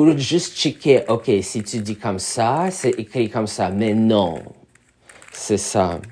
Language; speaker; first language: French; non-native, learner; Russian